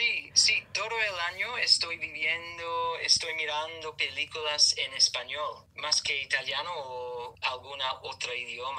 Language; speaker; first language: Spanish; non-native, fluent; English